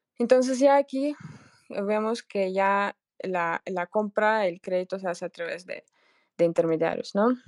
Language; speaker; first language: Spanish; non-native, fluent; Russian